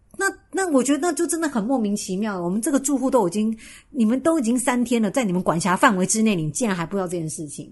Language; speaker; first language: Chinese; native; Chinese